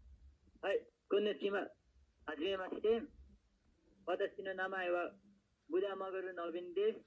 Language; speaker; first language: Japanese; non-native, learner; Nepali